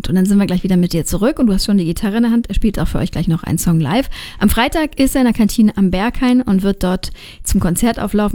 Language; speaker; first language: German; native; German